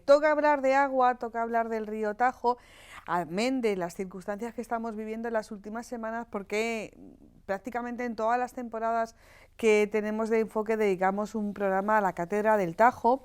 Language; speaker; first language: Spanish; native; Spanish